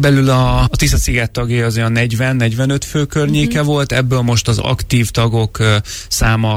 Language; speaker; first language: Hungarian; native; Hungarian